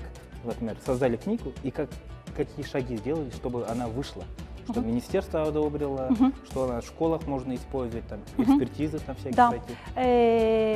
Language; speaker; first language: Russian; non-native, local second language; Kyrgyz